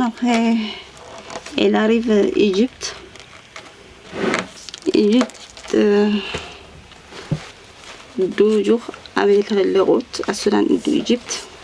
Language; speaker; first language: French; non-native, learner; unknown